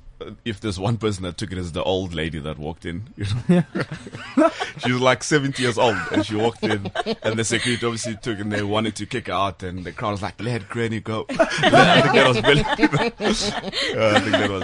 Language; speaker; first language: English; non-native, local second language; Zulu